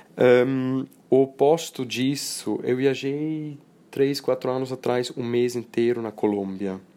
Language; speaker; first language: Portuguese; non-native, fluent; Swiss German